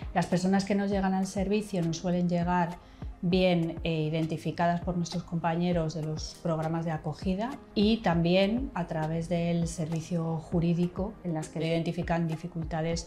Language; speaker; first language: Spanish; native; Spanish